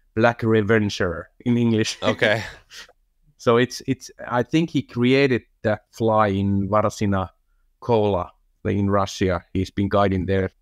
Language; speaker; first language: English; non-native, fluent; Finnish